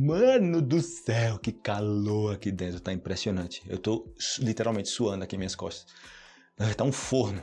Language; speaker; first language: Portuguese; native; Portuguese